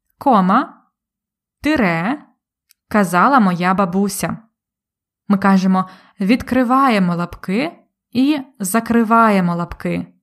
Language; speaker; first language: Ukrainian; native; Ukrainian